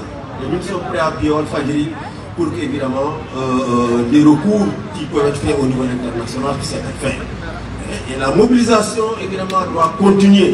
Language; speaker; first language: French; non-native, local second language; Wolof